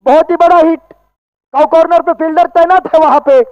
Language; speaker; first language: Hindi; non-native, local second language; Marathi